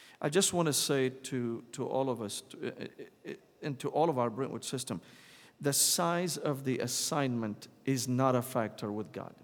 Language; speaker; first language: English; non-native, fluent; Arabic